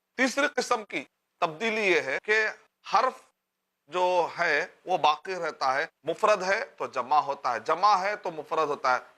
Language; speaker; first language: Urdu; native; Urdu